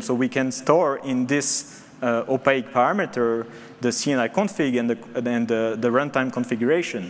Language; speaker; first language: English; non-native, fluent; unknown